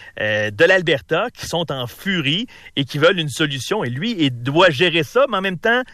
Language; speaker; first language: French; native; French